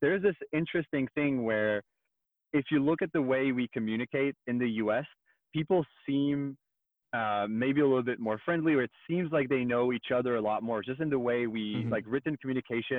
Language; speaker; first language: English; non-native, fluent; French